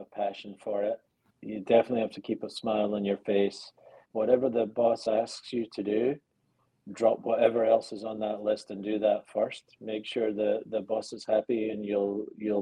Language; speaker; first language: English; native; English